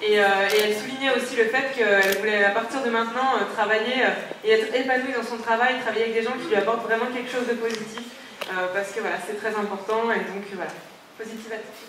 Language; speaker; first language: French; native; French